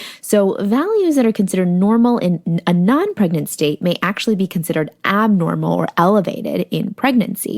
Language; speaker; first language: English; native; English